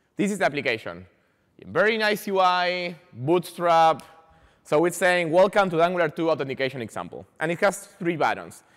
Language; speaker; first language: English; non-native, fluent; Spanish